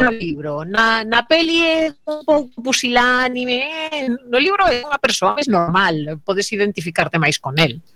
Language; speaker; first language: Galician; native; Galician